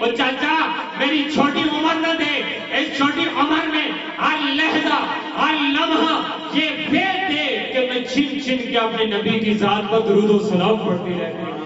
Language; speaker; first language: Urdu; non-native, local second language; Punjabi